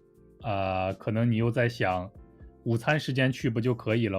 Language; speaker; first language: Chinese; native; Chinese